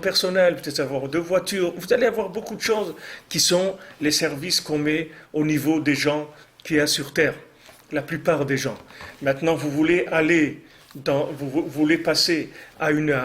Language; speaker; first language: French; native; French